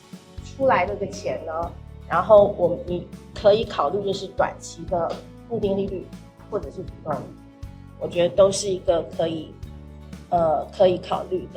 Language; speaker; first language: Chinese; native; Chinese